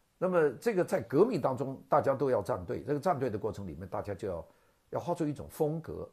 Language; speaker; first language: Chinese; non-native, local second language; Cantonese